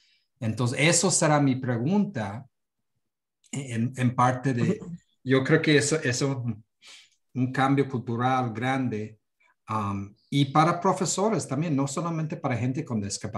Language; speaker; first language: Spanish; non-native, fluent; English